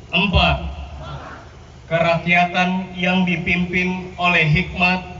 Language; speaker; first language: Indonesian; native; Indonesian